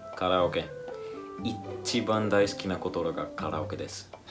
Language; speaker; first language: Japanese; non-native, learner; Finnish